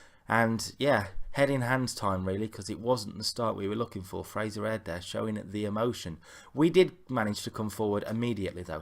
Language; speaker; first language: English; native; English